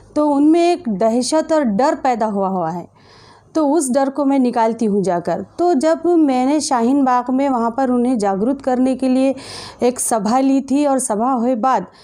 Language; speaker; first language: Hindi; native; Hindi